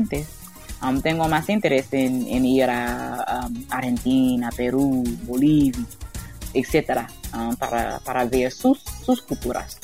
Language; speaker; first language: Spanish; non-native, learner; English